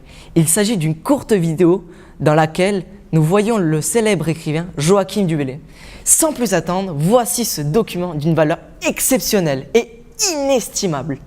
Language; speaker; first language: French; native; French